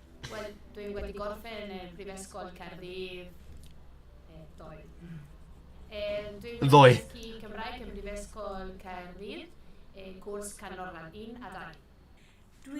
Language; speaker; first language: Welsh; non-native, learner; Spanish